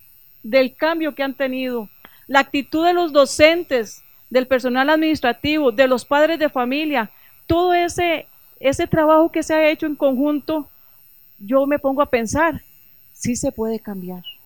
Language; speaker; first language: Spanish; native; Spanish